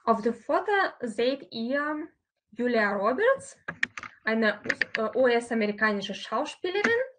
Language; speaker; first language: German; non-native, fluent; Russian